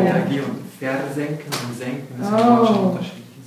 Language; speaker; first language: German; native; German